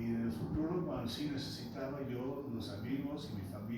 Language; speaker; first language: Spanish; non-native, local second language; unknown